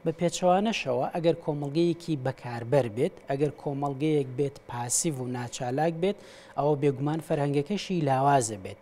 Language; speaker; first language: Central Kurdish; native; Central Kurdish